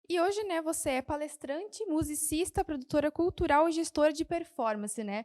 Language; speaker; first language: Portuguese; native; Portuguese